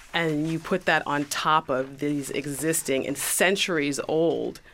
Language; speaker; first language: English; early bilingual, other home language; Yoruba